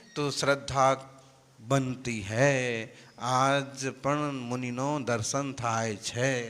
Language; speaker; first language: Hindi; non-native, local second language; Gujarati